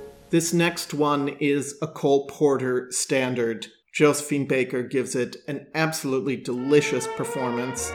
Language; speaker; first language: English; native; English